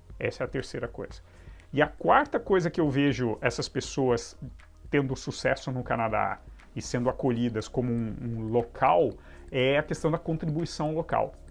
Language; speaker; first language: Portuguese; native; Portuguese